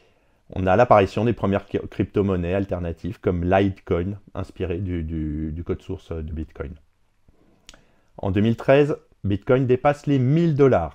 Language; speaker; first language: French; native; French